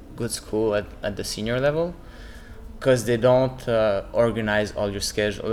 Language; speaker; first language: English; non-native, fluent; French